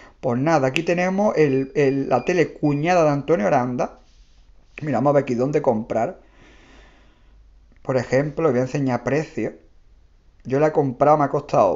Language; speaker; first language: Spanish; native; Spanish